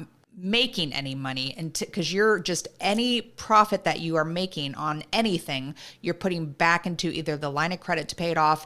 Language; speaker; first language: English; native; English